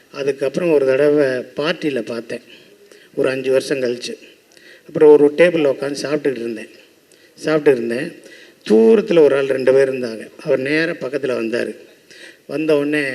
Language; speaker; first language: Tamil; native; Tamil